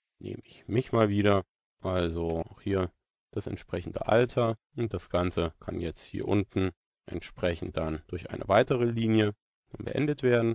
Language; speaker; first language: German; native; German